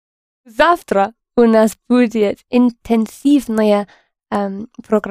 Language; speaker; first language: Russian; non-native, learner; English